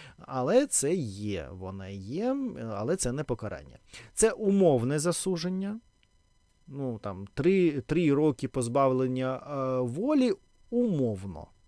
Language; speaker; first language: Ukrainian; non-native, local second language; Russian